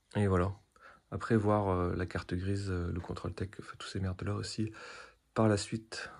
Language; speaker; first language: French; native; French